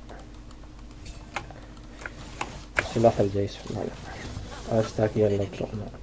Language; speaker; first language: Spanish; native; Spanish